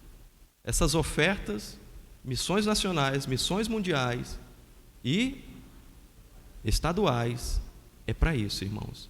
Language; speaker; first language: Portuguese; native; Portuguese